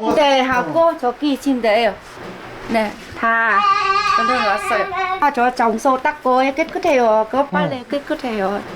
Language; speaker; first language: Korean; non-native, learner; Vietnamese